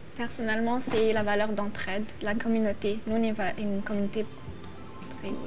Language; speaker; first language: French; early bilingual, other home language; Arabic